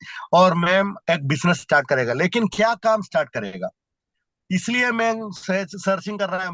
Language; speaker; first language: Hindi; non-native, local second language; Malayalam